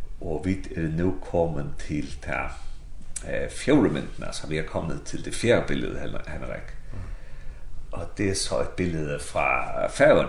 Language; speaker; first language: Danish; non-native, local second language; Faroese